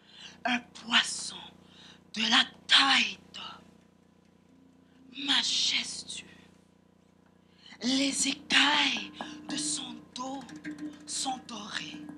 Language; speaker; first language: French; non-native, local second language; Haitian Creole